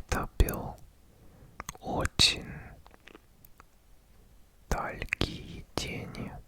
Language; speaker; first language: Russian; non-native, learner; English